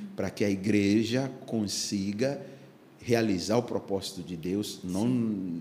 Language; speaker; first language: Portuguese; non-native, fluent; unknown